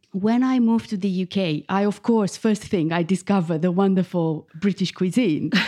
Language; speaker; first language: English; non-native, fluent; Romanian